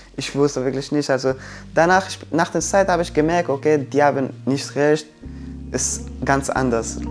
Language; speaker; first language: German; non-native, learner; Persian